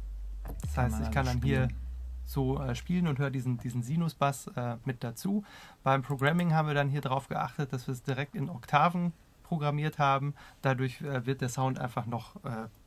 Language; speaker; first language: German; native; German